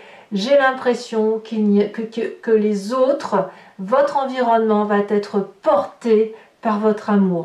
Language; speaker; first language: French; native; French